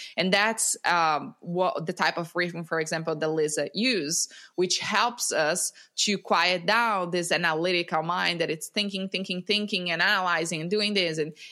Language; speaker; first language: English; non-native, fluent; Portuguese